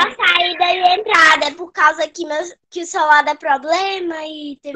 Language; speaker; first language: Portuguese; native; Portuguese